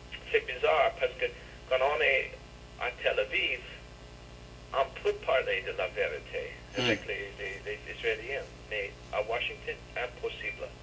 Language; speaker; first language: French; non-native, fluent; English